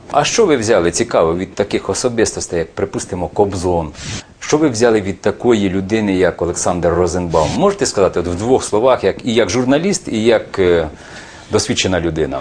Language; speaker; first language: Ukrainian; native; Ukrainian